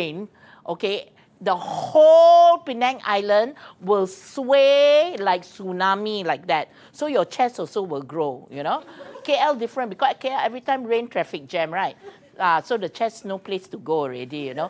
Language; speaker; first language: English; non-native, local second language; Min Nan Chinese